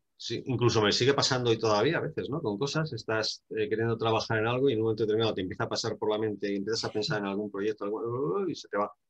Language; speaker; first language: Spanish; native; Spanish